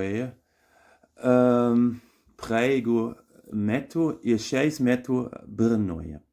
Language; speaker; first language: Lithuanian; non-native, learner; German